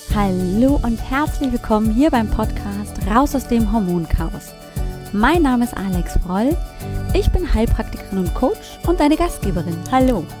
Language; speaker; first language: German; native; German